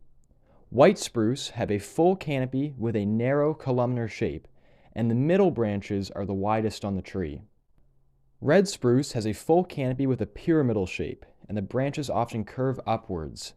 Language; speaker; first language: English; native; English